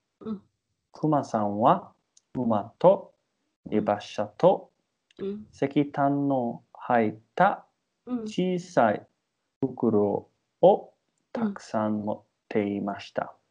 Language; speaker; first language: Japanese; non-native, learner; English